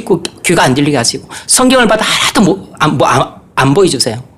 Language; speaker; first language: Korean; native; Korean